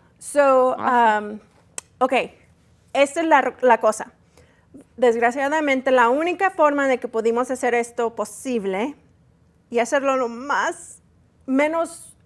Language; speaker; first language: Spanish; early bilingual, heritage; Spanish